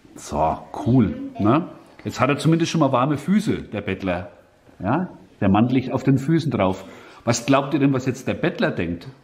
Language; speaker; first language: German; native; German